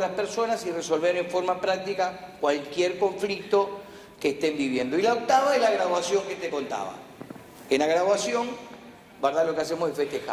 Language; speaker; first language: Spanish; native; Spanish